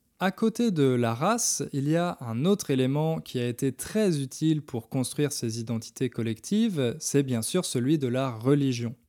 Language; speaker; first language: French; native; French